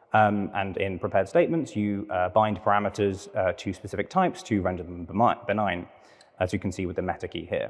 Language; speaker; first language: English; native; English